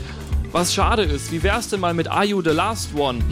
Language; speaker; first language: German; native; German